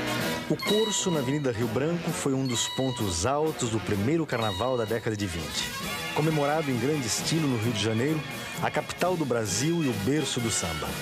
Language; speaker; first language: Portuguese; native; Portuguese